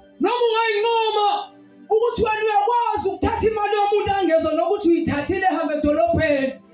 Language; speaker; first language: Zulu; native; Zulu